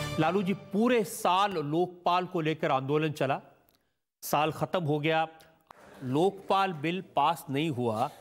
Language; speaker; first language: Hindi; native; Hindi